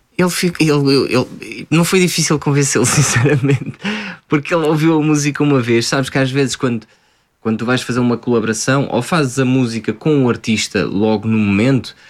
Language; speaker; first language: Portuguese; early bilingual, other home language; French